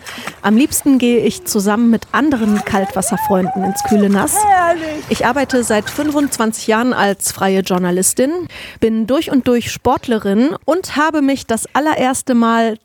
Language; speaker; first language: German; native; German